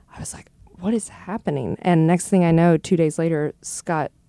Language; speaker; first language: English; native; English